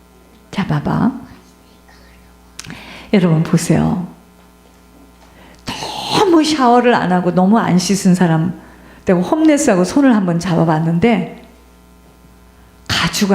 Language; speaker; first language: Korean; native; Korean